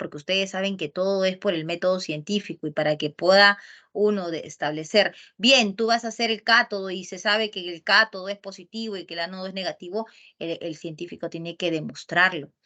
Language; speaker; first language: Spanish; native; Spanish